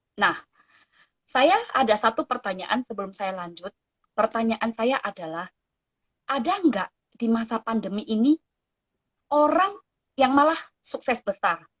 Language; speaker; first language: Indonesian; non-native, local second language; Min Nan Chinese